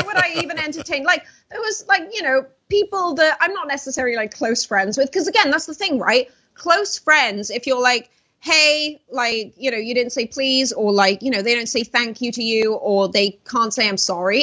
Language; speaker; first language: English; native; English